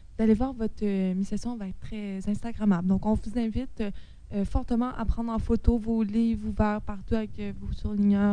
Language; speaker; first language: French; native; French